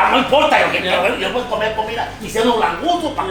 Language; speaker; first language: Spanish; native; Spanish